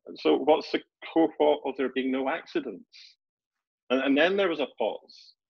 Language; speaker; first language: English; native; English